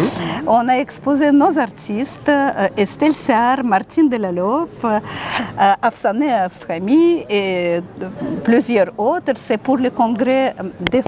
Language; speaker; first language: French; non-native, fluent; Russian